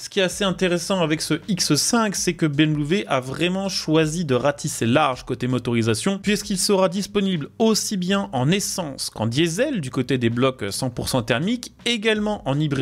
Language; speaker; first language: French; native; French